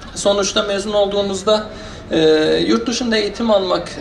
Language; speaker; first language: Turkish; non-native, fluent; Persian